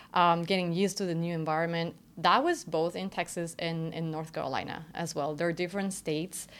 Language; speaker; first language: English; non-native, fluent; Spanish